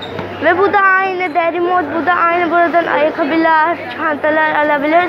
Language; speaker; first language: Turkish; non-native, learner; Urdu